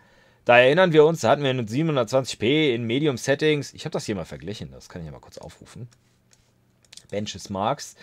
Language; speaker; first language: German; native; German